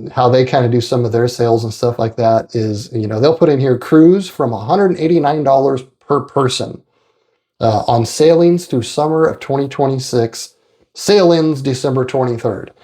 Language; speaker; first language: English; native; English